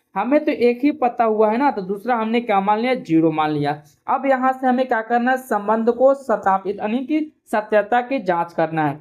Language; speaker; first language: Hindi; native; Hindi